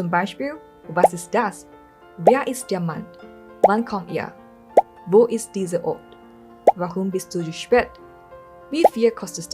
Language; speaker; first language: German; non-native, learner; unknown